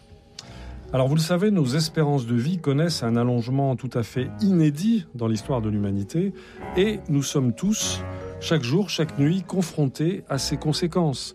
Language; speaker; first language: French; native; French